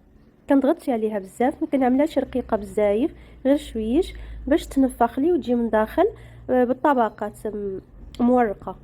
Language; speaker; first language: Arabic; native; Arabic